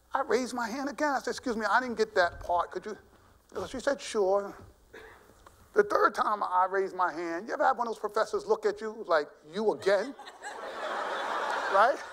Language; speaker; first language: English; native; English